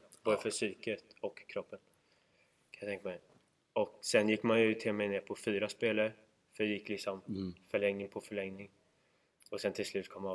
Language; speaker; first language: Swedish; native; Swedish